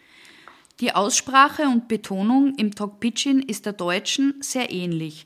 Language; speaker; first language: German; native; German